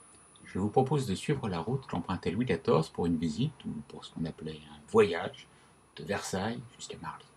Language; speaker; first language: French; native; French